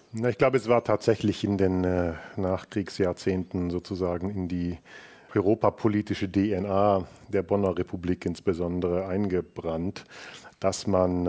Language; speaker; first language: German; native; German